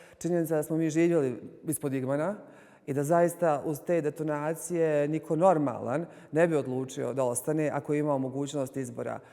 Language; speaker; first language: Bosnian; native; Bosnian